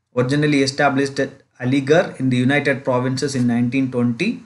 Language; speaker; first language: English; non-native, local second language; Tamil